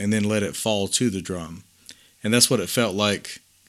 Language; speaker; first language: English; native; English